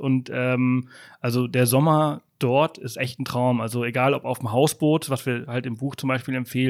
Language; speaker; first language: German; native; German